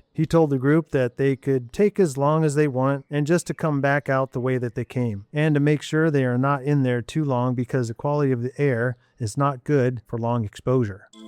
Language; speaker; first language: English; native; English